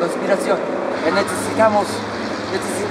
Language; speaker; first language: Spanish; non-native, learner; Polish